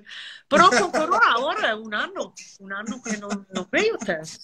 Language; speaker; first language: Spanish; non-native, learner; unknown